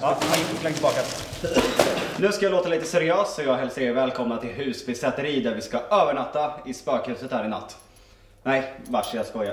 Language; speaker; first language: Swedish; native; Swedish